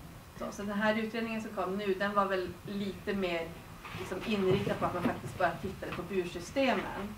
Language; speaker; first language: Swedish; native; Swedish